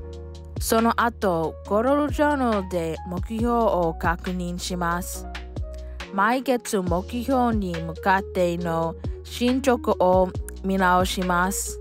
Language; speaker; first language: Japanese; non-native, learner; English